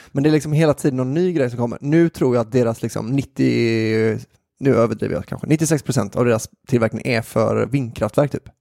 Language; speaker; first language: Swedish; native; Swedish